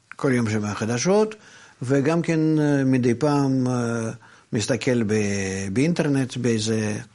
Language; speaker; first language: Hebrew; non-native, fluent; Russian